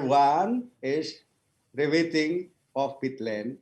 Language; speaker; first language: English; non-native, learner; Indonesian